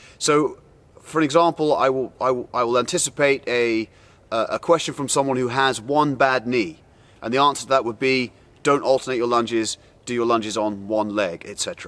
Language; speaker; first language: English; native; English